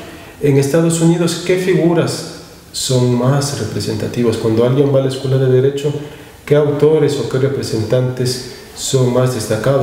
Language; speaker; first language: Spanish; native; Spanish